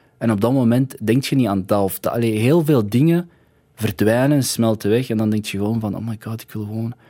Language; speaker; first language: Dutch; early bilingual, other home language; Arabic